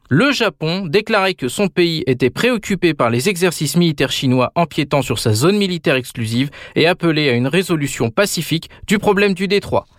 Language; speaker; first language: French; native; French